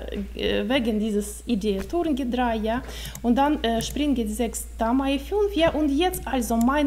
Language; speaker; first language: German; non-native, learner; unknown